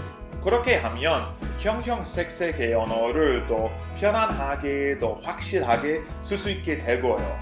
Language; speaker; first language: Korean; non-native, fluent; English